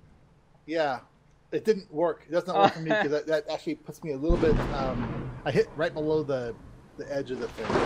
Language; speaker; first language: English; native; English